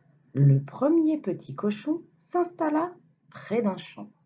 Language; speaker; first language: French; native; French